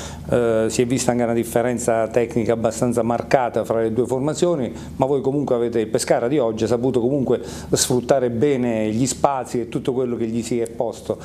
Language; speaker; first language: Italian; native; Italian